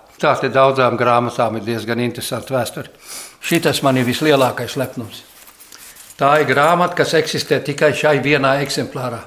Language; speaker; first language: Latvian; early bilingual, heritage; Latvian